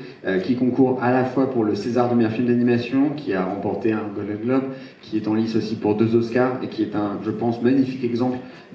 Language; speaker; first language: French; native; French